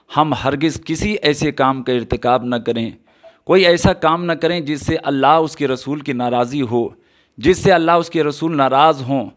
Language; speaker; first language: Hindi; native; Hindi